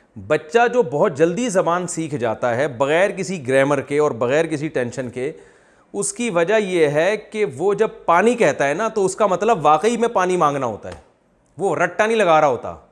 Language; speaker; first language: Urdu; native; Urdu